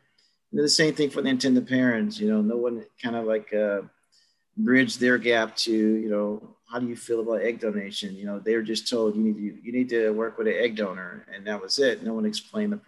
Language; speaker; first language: English; native; English